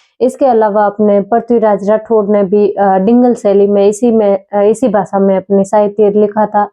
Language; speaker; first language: Hindi; native; Hindi